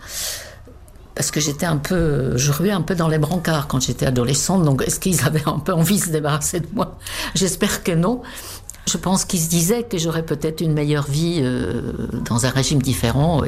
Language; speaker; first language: French; non-native, fluent; Czech